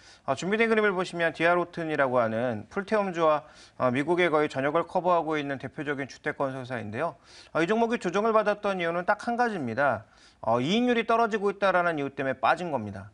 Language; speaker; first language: Korean; native; Korean